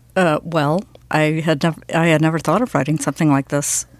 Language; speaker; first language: English; native; English